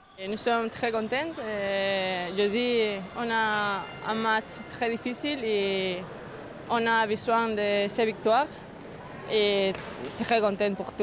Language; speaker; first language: French; non-native, learner; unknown